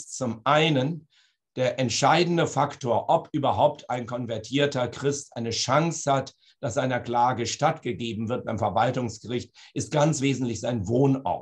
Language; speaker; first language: German; native; German